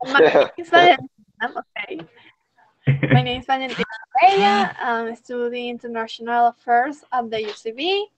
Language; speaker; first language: English; non-native, fluent; Spanish